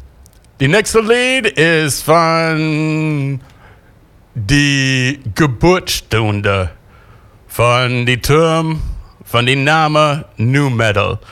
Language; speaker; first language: German; non-native, learner; English